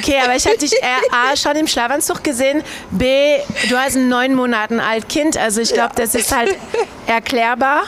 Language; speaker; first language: German; non-native, fluent; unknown